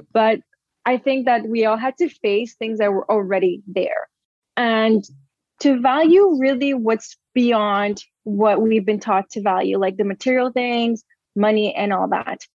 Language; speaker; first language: English; early bilingual, other home language; Portuguese